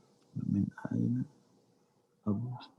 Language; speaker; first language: Arabic; non-native, learner; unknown